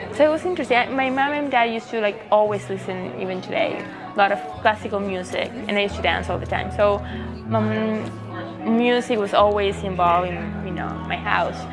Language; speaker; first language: English; non-native, fluent; Spanish